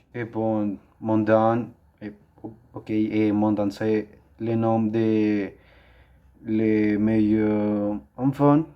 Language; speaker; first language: French; non-native, learner; Spanish